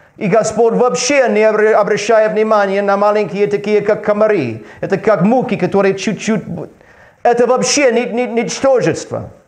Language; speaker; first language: Russian; non-native, learner; English